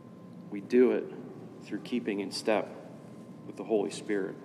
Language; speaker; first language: English; native; English